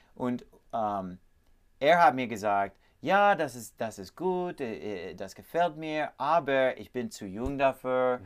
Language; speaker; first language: German; non-native, learner; English